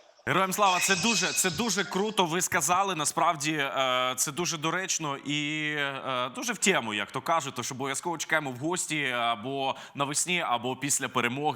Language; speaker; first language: Ukrainian; native; Ukrainian